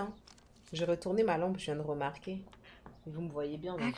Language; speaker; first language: French; native; French